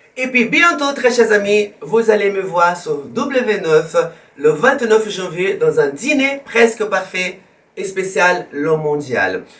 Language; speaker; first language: French; non-native, fluent; Portuguese